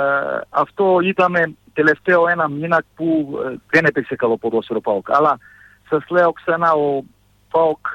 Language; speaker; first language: Greek; non-native, fluent; Serbian